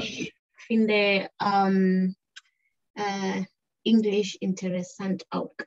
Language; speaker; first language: German; non-native, learner; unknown